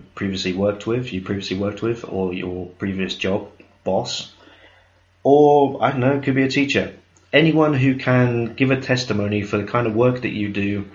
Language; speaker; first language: English; native; English